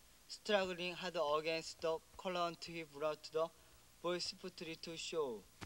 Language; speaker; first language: English; non-native, learner; Korean